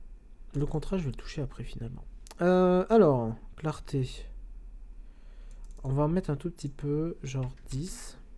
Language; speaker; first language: French; native; French